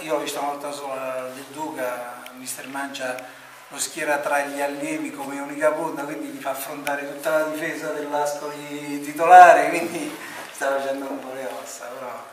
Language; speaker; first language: Italian; native; Italian